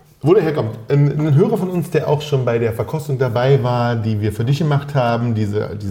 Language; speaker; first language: German; native; German